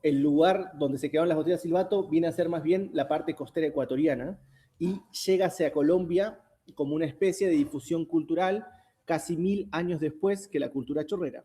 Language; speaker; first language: Spanish; native; Spanish